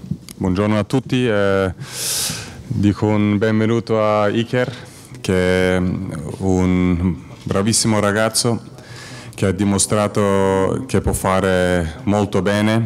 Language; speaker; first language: Italian; non-native, fluent; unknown